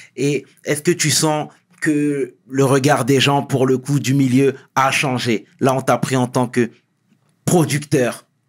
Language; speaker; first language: French; early bilingual, other home language; Wolof